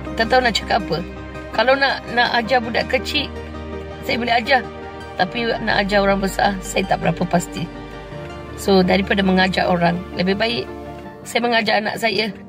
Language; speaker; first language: Malay; non-native, local second language; Tamil